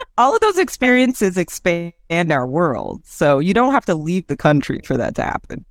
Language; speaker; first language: English; native; English